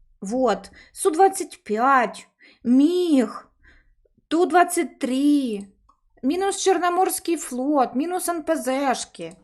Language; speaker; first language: Russian; native; Russian